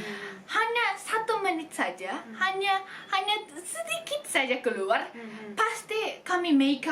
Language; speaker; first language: Indonesian; non-native, fluent; Japanese